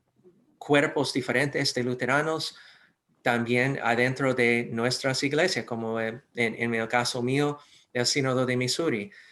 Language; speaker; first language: Spanish; non-native, fluent; English